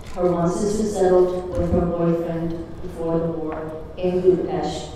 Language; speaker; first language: English; early bilingual, other home language; Czech